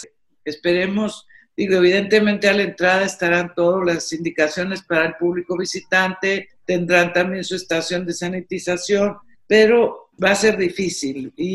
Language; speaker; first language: Spanish; native; Spanish